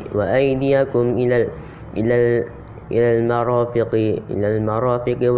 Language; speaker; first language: Arabic; non-native, learner; Indonesian